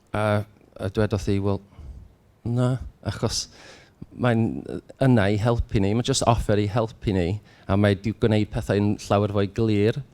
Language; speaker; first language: Welsh; non-native, local second language; English